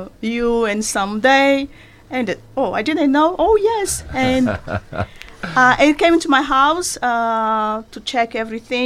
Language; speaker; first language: English; non-native, learner; Portuguese